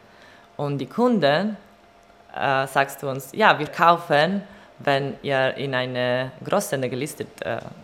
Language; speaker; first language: German; non-native, learner; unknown